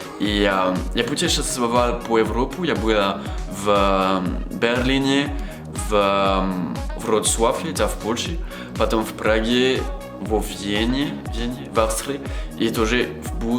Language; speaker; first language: Russian; non-native, learner; French